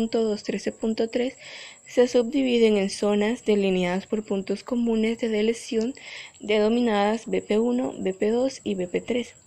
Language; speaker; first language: Spanish; native; Spanish